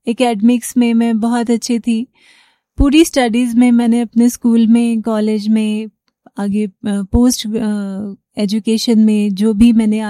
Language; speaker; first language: Hindi; native; Hindi